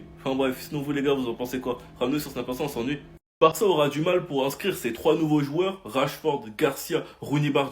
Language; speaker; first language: French; native; French